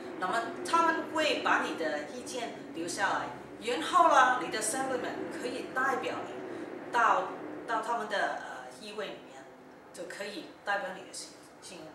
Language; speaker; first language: Chinese; early bilingual, heritage; Cantonese